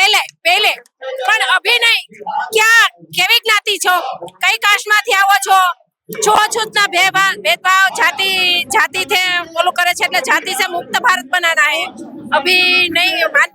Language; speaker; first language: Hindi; non-native, local second language; Gujarati